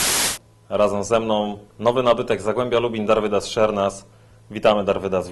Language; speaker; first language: Polish; native; Polish